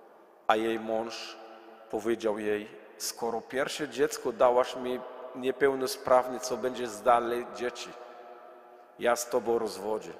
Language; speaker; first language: Polish; non-native, learner; Arabic